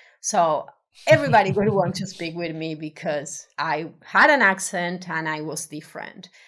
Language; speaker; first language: English; non-native, fluent; Spanish